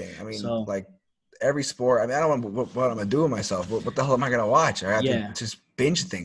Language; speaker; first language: English; native; English